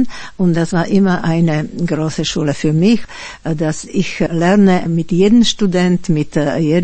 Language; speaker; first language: German; non-native, fluent; Slovak